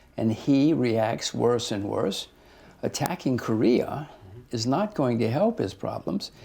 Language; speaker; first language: English; native; English